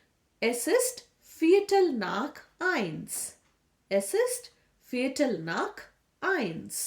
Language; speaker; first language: German; non-native, fluent; Hindi